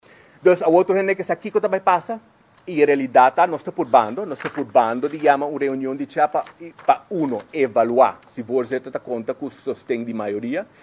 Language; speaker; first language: Spanish; non-native, learner; Papiamento